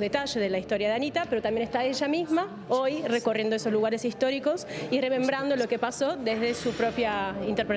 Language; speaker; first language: Spanish; native; Spanish